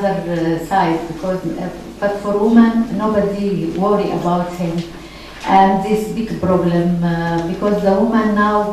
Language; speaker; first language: English; non-native, learner; Arabic